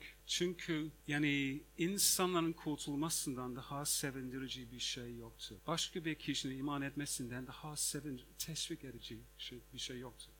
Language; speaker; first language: Turkish; non-native, fluent; English